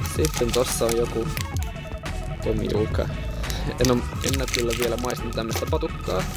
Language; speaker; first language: Finnish; non-native, fluent; Russian